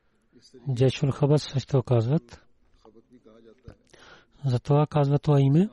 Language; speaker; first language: Bulgarian; non-native, learner; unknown